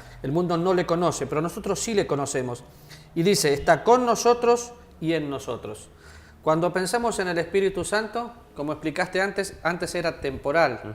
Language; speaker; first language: Spanish; native; Spanish